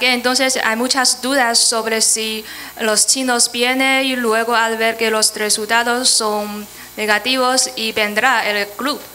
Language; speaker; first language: Spanish; non-native, fluent; Chinese